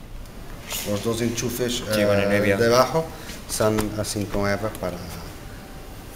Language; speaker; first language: Spanish; non-native, learner; Portuguese